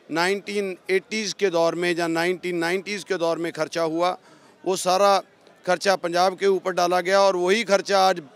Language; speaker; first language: Hindi; non-native, local second language; Punjabi